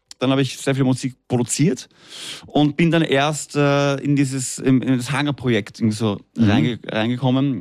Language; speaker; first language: German; native; German